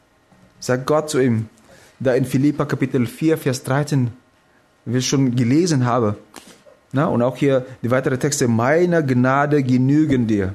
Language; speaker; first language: German; non-native, fluent; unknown